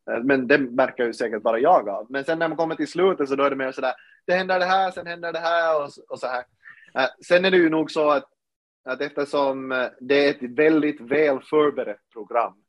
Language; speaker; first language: Swedish; native; Swedish